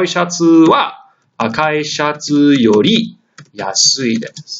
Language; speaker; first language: Japanese; non-native, fluent; English